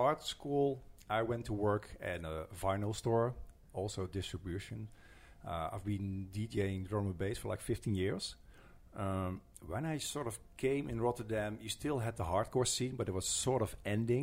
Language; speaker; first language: English; non-native, fluent; Dutch